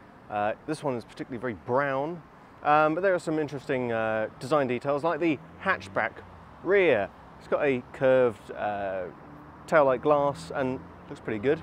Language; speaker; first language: English; native; English